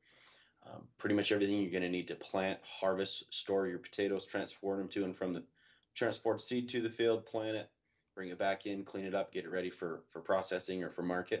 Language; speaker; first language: English; native; English